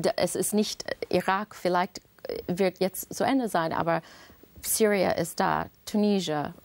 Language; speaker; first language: German; non-native, fluent; English